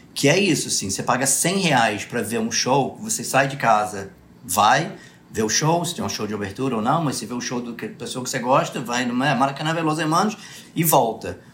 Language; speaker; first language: Portuguese; early bilingual, other home language; English